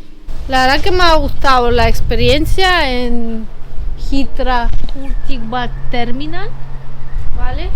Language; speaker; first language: Spanish; non-native, fluent; Russian